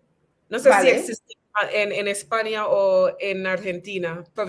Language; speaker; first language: Spanish; non-native, fluent; English